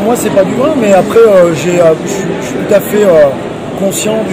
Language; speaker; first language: French; native; French